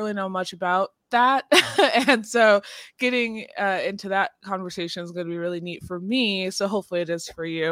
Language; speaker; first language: English; native; English